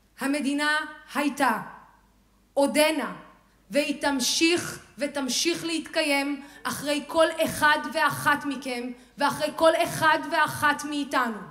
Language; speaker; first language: Hebrew; non-native, local second language; Arabic